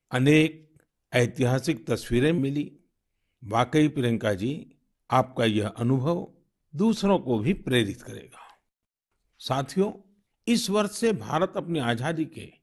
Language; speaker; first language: Hindi; non-native, local second language; Gujarati